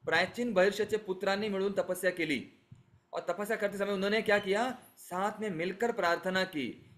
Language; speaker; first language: Hindi; non-native, local second language; Marathi